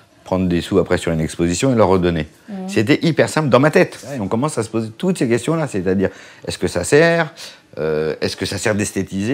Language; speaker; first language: French; native; French